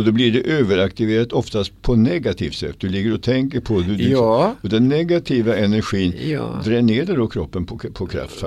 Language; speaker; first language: Swedish; native; Swedish